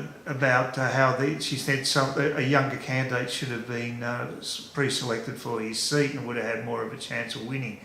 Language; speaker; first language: English; native; English